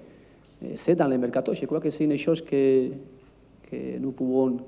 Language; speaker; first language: French; non-native, learner; Spanish